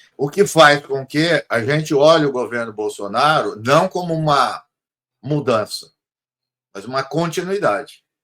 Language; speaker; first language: Portuguese; native; Portuguese